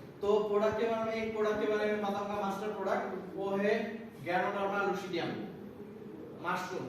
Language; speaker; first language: Hindi; non-native, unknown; Bangla